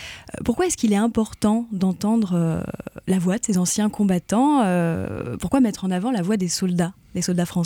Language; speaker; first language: French; native; French